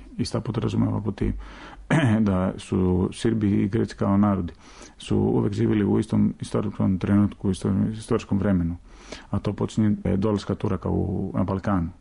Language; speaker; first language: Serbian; non-native, fluent; Greek